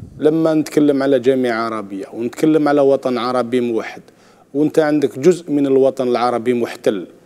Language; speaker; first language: Arabic; native; Arabic